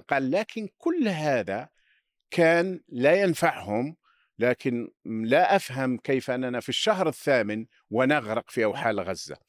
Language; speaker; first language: Arabic; native; Arabic